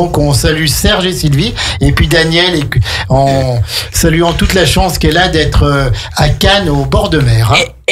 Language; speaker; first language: French; native; French